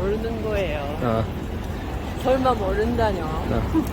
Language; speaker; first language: Korean; non-native, fluent; Japanese